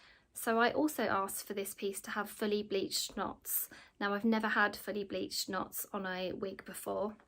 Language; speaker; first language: English; native; English